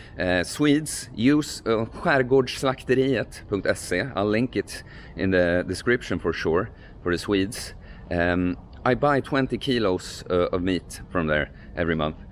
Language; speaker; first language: English; non-native, fluent; Swedish